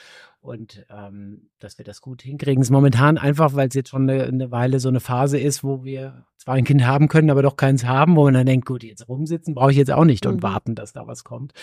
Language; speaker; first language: German; native; German